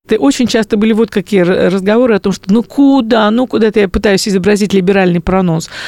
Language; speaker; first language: Russian; native; Russian